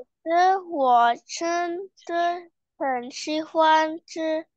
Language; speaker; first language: Chinese; non-native, learner; Indonesian